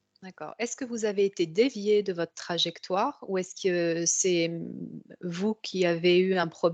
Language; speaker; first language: French; native; French